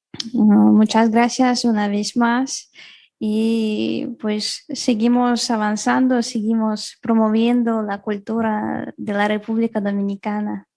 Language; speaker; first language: Spanish; non-native, fluent; Russian